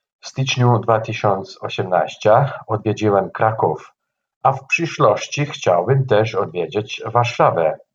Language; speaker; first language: Polish; non-native, learner; Bosnian